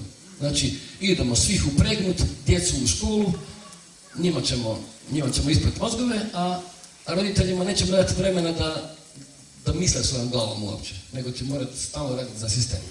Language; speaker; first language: Croatian; native; Croatian